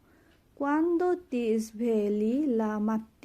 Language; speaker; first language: Italian; non-native, learner; Bangla